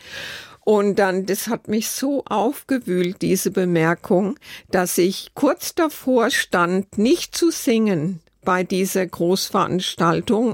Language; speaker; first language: German; native; German